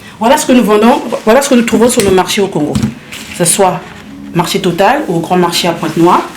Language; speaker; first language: French; early bilingual, other home language; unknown